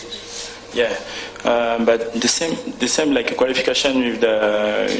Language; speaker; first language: English; non-native, learner; French